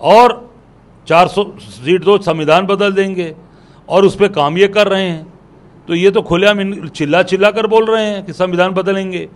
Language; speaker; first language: Hindi; native; Hindi